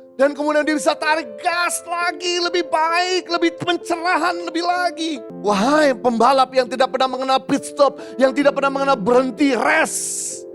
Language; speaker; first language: Indonesian; native; Indonesian